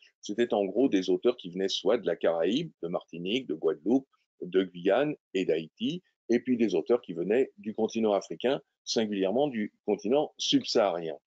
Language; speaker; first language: French; native; French